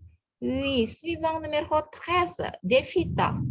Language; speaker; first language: French; non-native, fluent; Indonesian